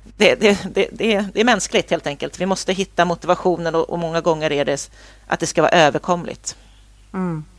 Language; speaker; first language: Swedish; native; Swedish